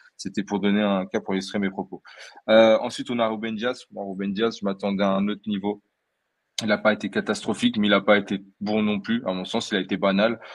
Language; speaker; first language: French; early bilingual, other home language; Portuguese